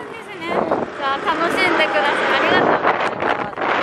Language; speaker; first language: Japanese; native; Japanese